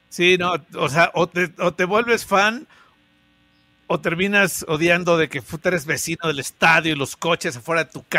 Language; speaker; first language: Spanish; native; Spanish